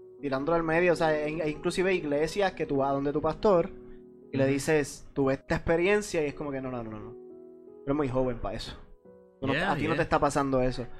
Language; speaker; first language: Spanish; native; Spanish